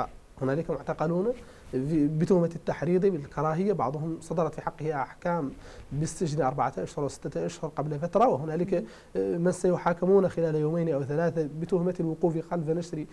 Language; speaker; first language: Arabic; native; Arabic